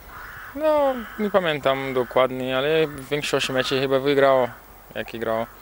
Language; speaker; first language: Polish; non-native, fluent; Portuguese